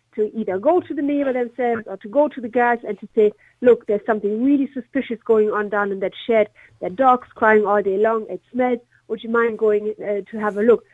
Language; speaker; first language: English; non-native, fluent; German